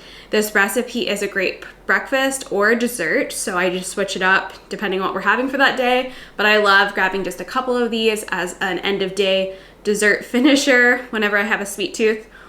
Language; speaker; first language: English; native; English